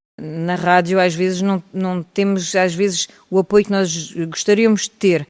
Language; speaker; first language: Portuguese; early bilingual, heritage; French